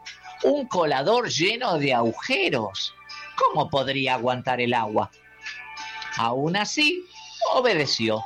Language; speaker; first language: Spanish; native; Spanish